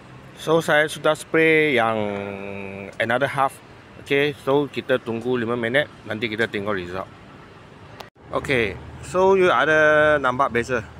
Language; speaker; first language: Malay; non-native, local second language; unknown